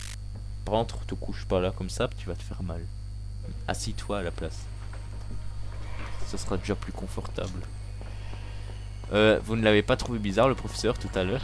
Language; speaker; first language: French; native; French